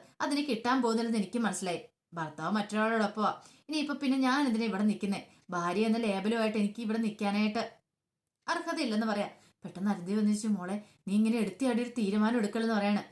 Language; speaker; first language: Malayalam; native; Malayalam